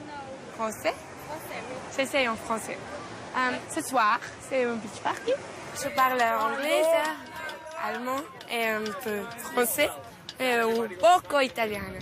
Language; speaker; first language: French; non-native, learner; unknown